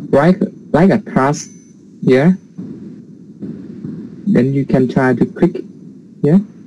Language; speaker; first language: English; non-native, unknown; Thai